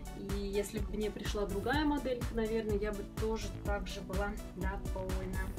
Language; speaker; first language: Russian; native; Russian